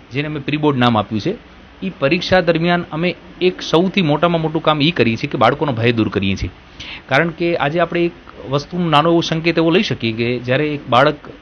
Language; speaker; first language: Gujarati; native; Gujarati